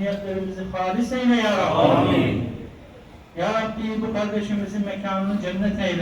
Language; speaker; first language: Turkish; native; Turkish